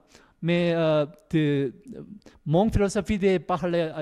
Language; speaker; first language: French; non-native, learner; Korean